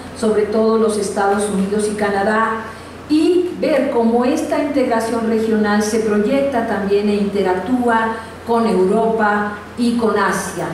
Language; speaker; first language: Spanish; native; Spanish